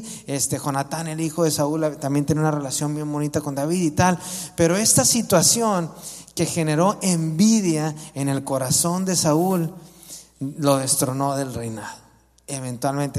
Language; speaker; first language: Spanish; native; Spanish